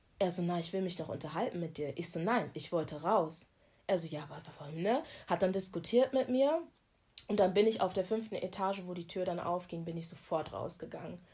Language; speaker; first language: German; early bilingual, other home language; Akan